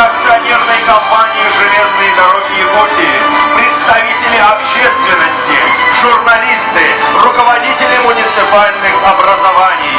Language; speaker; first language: Russian; native; Russian